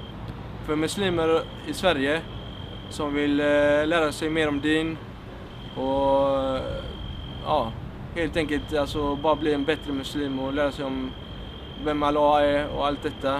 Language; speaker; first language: Swedish; non-native, local second language; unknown